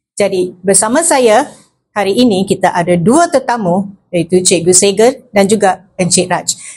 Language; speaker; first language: Malay; non-native, local second language; Tamil